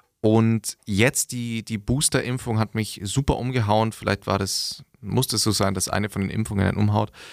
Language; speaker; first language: German; native; German